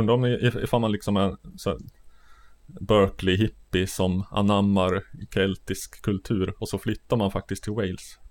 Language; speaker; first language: Swedish; native; Swedish